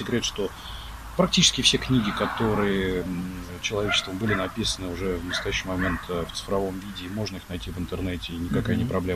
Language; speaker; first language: Russian; native; Russian